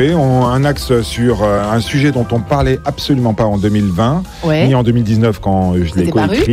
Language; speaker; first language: French; native; French